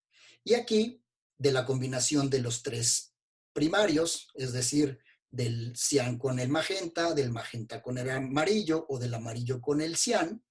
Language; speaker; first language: Spanish; native; Spanish